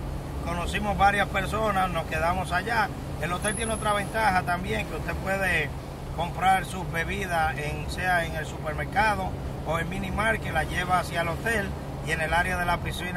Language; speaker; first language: Spanish; native; Spanish